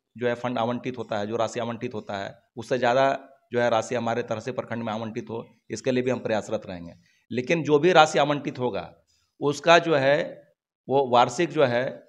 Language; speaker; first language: Hindi; native; Hindi